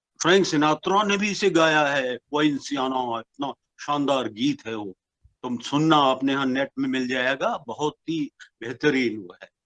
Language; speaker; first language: Hindi; non-native, local second language; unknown